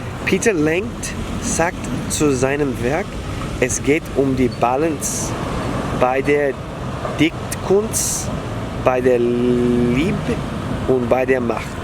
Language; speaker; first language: German; non-native, learner; English